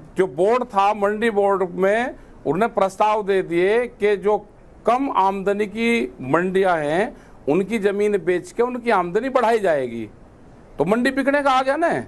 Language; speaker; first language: Hindi; native; Hindi